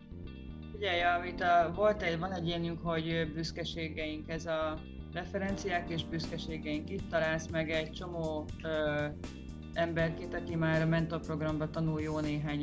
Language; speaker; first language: Hungarian; native; Hungarian